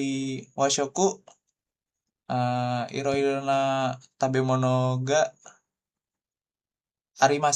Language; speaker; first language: Japanese; non-native, learner; Indonesian